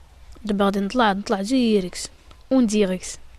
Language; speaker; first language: Arabic; native; Arabic